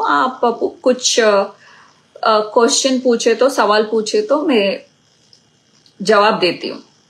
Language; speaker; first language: Hindi; non-native, local second language; Telugu